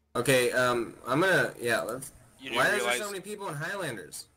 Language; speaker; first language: English; native; English